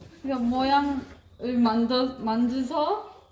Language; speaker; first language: Korean; early bilingual, heritage; English